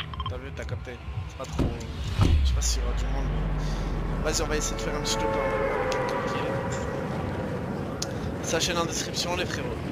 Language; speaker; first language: French; native; French